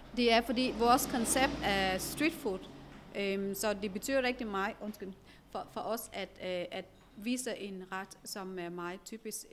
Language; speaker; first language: Danish; non-native, fluent; Vietnamese